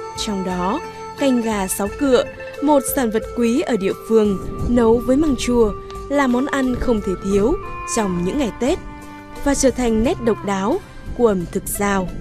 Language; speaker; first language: Vietnamese; native; Vietnamese